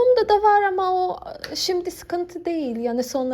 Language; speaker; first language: Turkish; non-native, learner; Bosnian